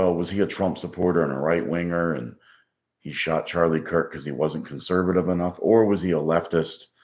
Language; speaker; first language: English; native; English